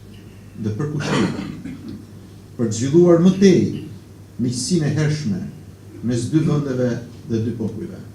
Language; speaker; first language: Albanian; native; Albanian